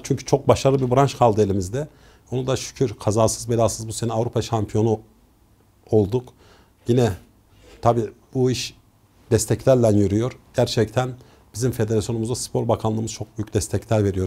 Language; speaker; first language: Turkish; native; Turkish